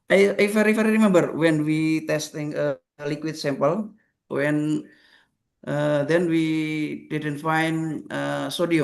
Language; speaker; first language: English; non-native, learner; Indonesian